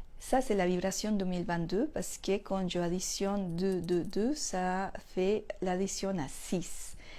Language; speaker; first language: French; non-native, fluent; Spanish